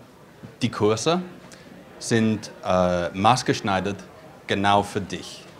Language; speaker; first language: German; non-native, fluent; English